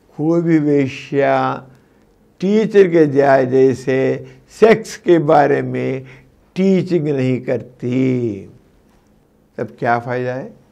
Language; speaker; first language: Hindi; non-native, local second language; Telugu